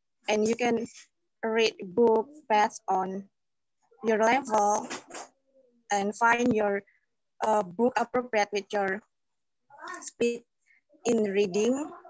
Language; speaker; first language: English; non-native, fluent; Indonesian